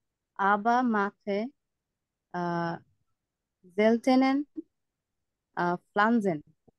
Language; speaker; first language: German; non-native, learner; Bangla